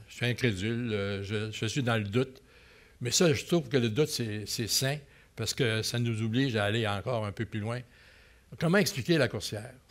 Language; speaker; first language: French; native; French